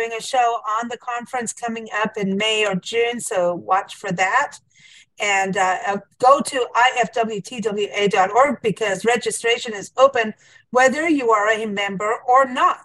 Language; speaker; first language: English; native; English